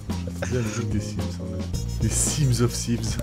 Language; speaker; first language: French; native; French